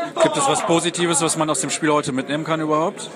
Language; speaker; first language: German; native; German